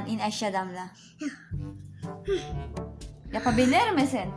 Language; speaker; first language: Turkish; non-native, learner; Filipino